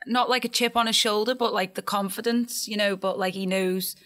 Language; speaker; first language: English; native; English